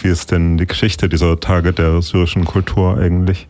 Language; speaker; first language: German; native; German